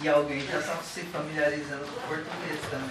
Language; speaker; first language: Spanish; non-native, learner; Portuguese